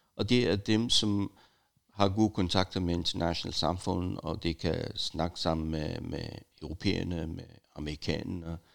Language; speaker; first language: Danish; non-native, fluent; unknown